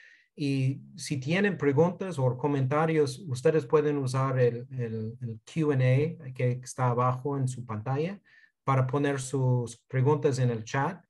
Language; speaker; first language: Spanish; non-native, fluent; English